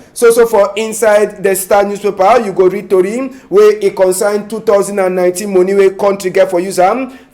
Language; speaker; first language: Nigerian Pidgin; native; Nigerian Pidgin